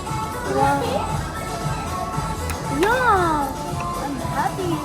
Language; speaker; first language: English; non-native, learner; Filipino